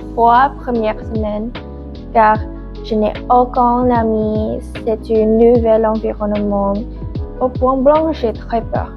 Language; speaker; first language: French; non-native, learner; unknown